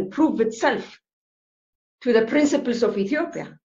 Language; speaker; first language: English; non-native, local second language; Amharic